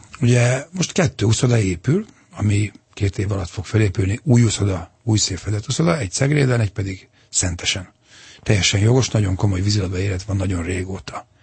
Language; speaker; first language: Hungarian; native; Hungarian